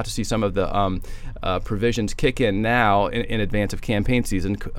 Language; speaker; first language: English; native; English